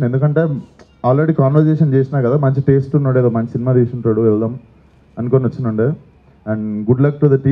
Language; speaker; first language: Telugu; native; Telugu